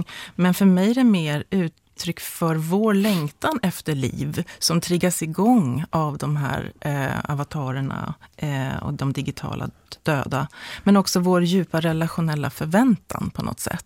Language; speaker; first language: Swedish; native; Swedish